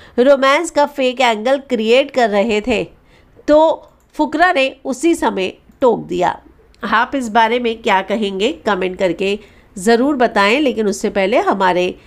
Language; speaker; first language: Hindi; native; Hindi